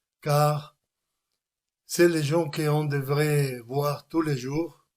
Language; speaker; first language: French; non-native, fluent; Spanish